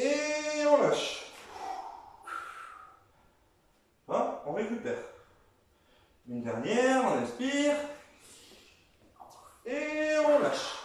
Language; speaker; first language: French; native; French